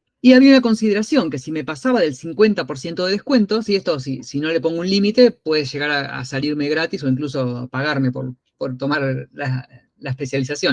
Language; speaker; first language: Spanish; native; Spanish